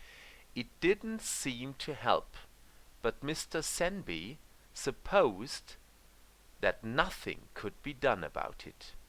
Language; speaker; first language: English; non-native, fluent; German